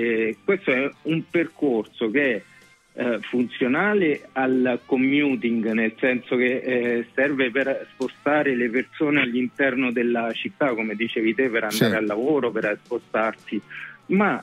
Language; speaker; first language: Italian; native; Italian